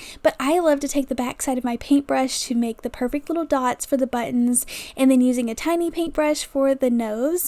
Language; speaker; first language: English; native; English